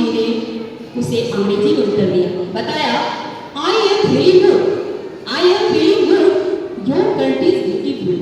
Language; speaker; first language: Hindi; native; Hindi